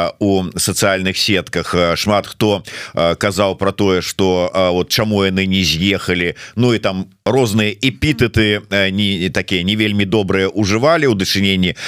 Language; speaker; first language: Belarusian; native; Belarusian